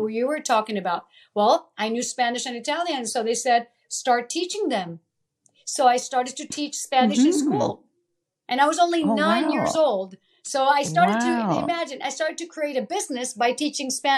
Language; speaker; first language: English; early bilingual, other home language; Italian